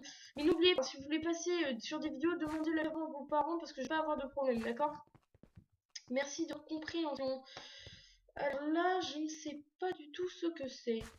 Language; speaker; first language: French; native; French